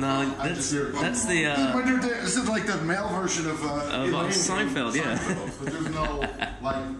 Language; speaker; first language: English; native; English